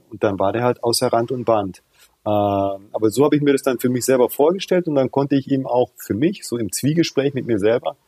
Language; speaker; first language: German; early bilingual, other home language; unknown